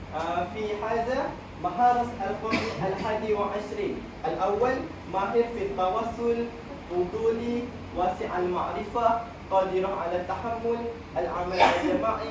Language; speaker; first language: Arabic; non-native, learner; Malay